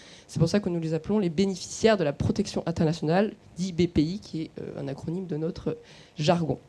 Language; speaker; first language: French; native; French